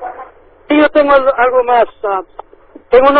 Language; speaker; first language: Spanish; early bilingual, heritage; Spanish